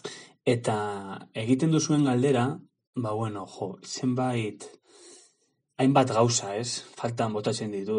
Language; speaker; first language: Basque; non-native, learner; Spanish